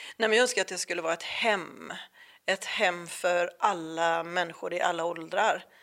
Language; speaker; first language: Swedish; native; Swedish